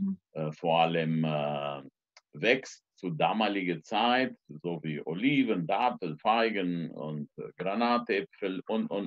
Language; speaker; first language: German; non-native, fluent; Romanian